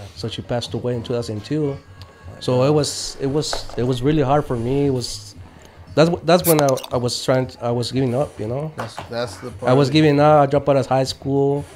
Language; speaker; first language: English; native; English